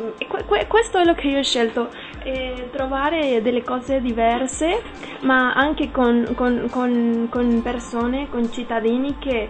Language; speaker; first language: Italian; non-native, learner; Spanish